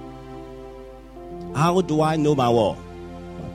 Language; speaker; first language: English; non-native, local second language; Akan